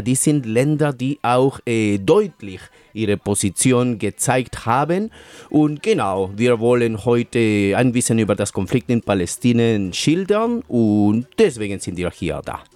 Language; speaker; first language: German; non-native, fluent; Spanish